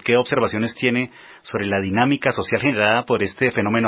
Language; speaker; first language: Spanish; native; Spanish